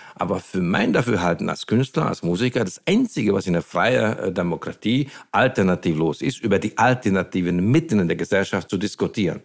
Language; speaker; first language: German; non-native, fluent; Hungarian